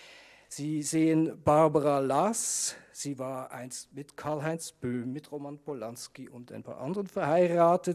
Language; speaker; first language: German; native; German